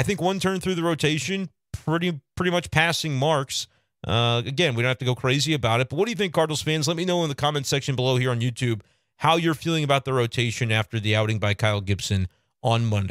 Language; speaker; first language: English; native; English